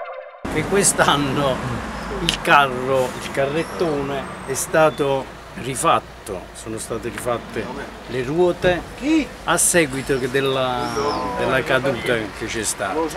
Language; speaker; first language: Italian; native; Italian